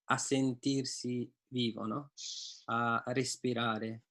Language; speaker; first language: Italian; non-native, fluent; Persian